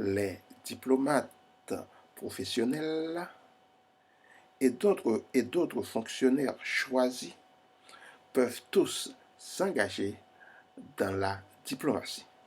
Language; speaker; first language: French; non-native, fluent; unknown